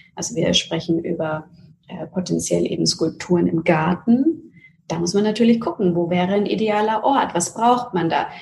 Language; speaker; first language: German; native; German